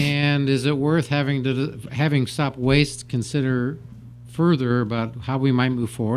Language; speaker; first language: English; native; English